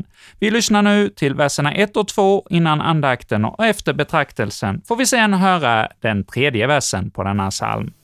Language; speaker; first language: Swedish; native; Swedish